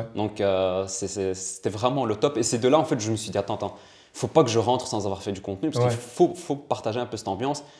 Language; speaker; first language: French; early bilingual, other home language; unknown